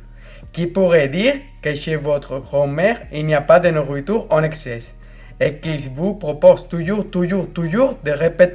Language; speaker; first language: French; non-native, fluent; Spanish